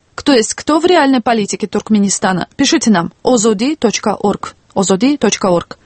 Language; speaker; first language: Russian; non-native, local second language; Tajik